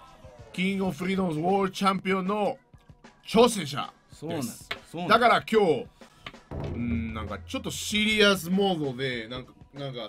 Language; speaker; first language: Japanese; non-native, learner; Spanish